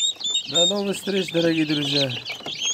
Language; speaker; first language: Russian; non-native, learner; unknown